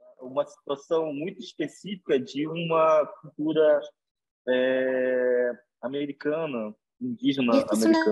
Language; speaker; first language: Spanish; non-native, learner; Portuguese